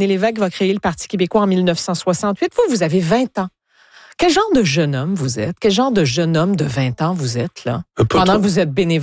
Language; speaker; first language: French; native; French